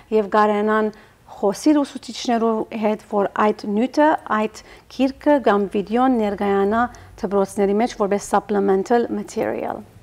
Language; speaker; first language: Armenian; early bilingual, heritage; Armenian